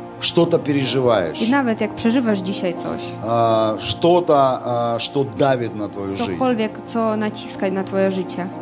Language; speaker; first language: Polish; non-native, fluent; Russian